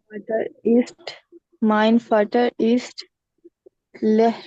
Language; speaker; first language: German; non-native, learner; Hindi